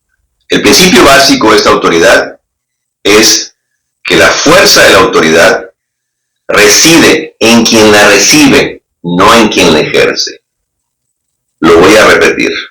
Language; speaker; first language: Spanish; native; Spanish